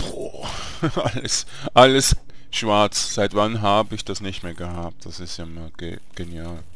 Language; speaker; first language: German; native; German